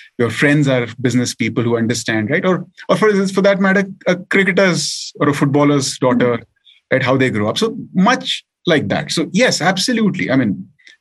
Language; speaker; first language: English; non-native, local second language; Hindi